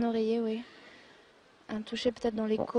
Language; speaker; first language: French; native; French